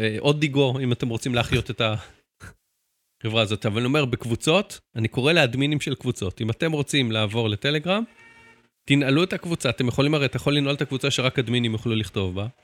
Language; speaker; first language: Hebrew; native; Hebrew